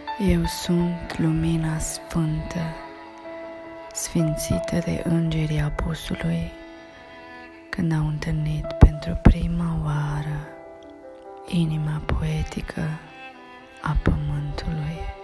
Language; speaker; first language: Romanian; native; Romanian